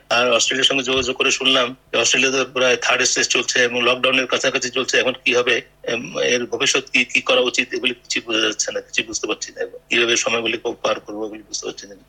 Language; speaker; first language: Bangla; native; Bangla